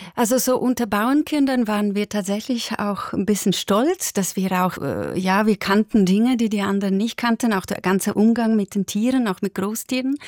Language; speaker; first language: German; non-native, local second language; Italian